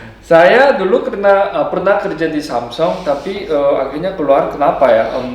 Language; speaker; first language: Indonesian; non-native, fluent; Korean